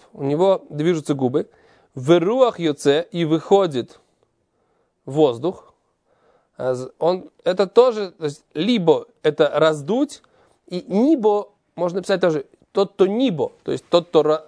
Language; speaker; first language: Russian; native; Russian